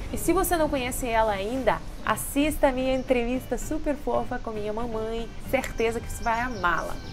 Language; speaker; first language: Portuguese; non-native, fluent; Russian